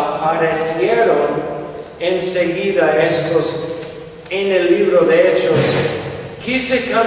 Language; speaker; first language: Spanish; non-native, fluent; English